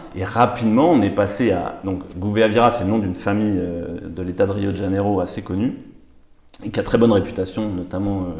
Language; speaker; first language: French; native; French